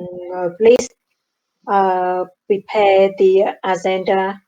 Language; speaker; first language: English; non-native, learner; Vietnamese